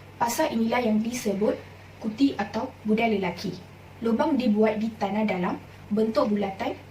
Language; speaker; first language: Malay; non-native, local second language; Malayalam